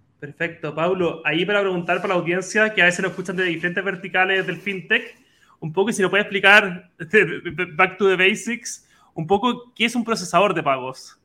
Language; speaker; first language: Spanish; native; Spanish